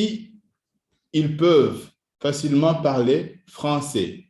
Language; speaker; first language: French; non-native, local second language; Kinyarwanda